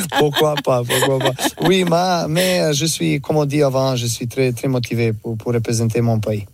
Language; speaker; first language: French; non-native, learner; Serbian